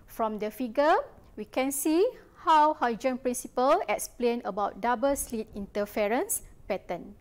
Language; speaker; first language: English; non-native, local second language; Malay